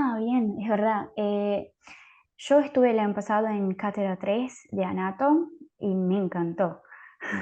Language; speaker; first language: Spanish; native; Spanish